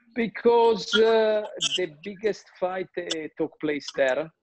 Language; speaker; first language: English; non-native, fluent; Italian